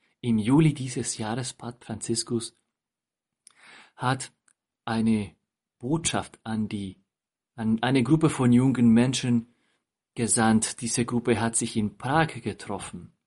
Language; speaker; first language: German; non-native, fluent; Spanish